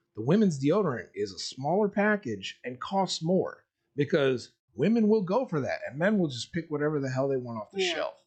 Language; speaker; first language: English; native; English